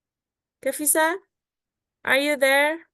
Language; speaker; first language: English; non-native, learner; Indonesian